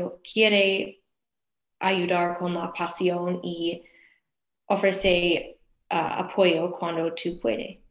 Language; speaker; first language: Spanish; non-native, learner; English